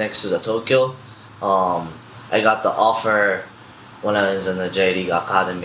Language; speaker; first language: English; non-native, fluent; Japanese